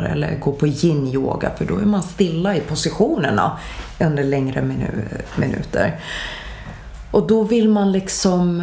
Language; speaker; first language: Swedish; early bilingual, other home language; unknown